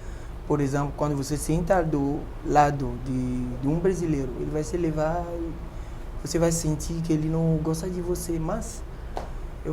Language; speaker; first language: Portuguese; non-native, fluent; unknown